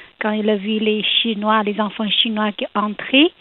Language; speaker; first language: French; non-native, learner; Chinese